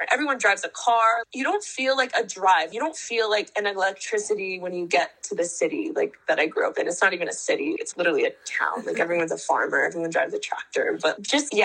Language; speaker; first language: English; native; English